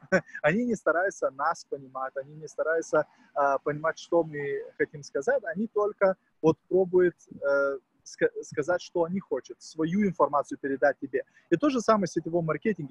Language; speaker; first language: Russian; non-native, fluent; Lithuanian